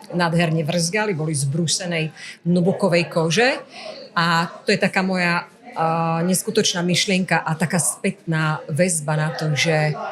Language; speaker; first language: Slovak; native; Slovak